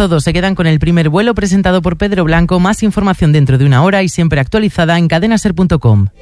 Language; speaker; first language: Spanish; native; Spanish